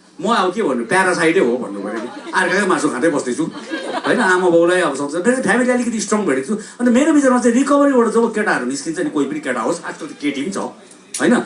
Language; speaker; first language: Nepali; native; Nepali